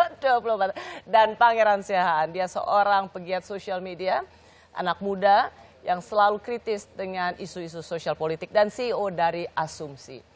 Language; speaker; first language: Indonesian; native; Indonesian